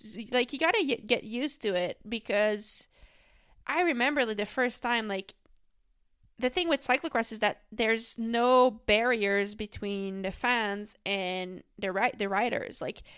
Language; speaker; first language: English; non-native, fluent; French